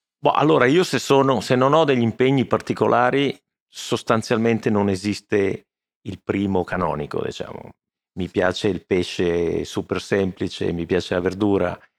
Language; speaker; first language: Italian; native; Italian